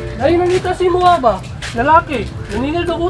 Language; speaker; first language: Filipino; non-native, local second language; Cebuano